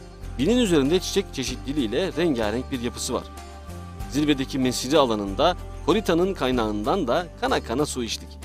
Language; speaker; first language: Turkish; native; Turkish